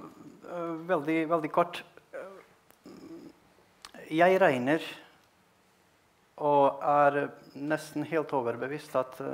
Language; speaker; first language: Norwegian; non-native, fluent; Bosnian